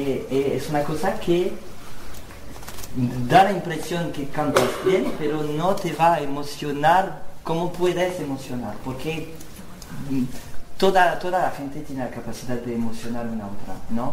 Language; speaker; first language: Spanish; non-native, learner; French